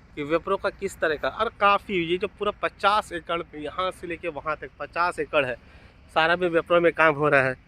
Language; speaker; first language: Hindi; non-native, local second language; Bangla